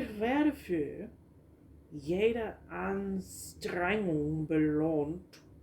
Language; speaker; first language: German; non-native, learner; English